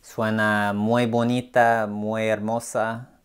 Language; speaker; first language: Spanish; non-native, learner; English